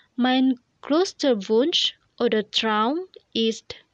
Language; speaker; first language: German; non-native, learner; Indonesian